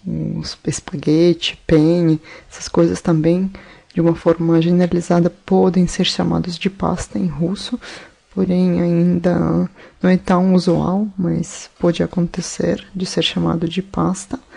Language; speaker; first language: Portuguese; non-native, fluent; Russian